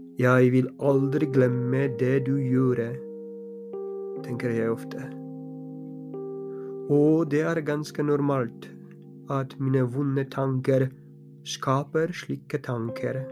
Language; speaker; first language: Norwegian; non-native, fluent; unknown